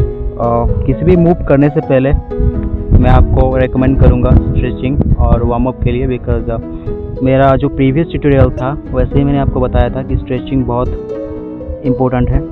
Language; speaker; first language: Hindi; non-native, local second language; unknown